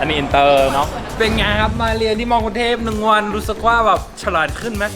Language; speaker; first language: Thai; non-native, fluent; English